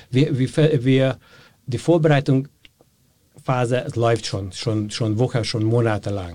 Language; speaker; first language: German; non-native, fluent; Hungarian